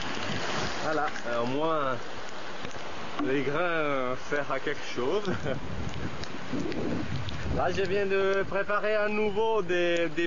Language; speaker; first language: French; non-native, fluent; Italian